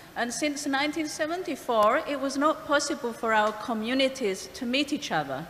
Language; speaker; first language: English; non-native, fluent; Greek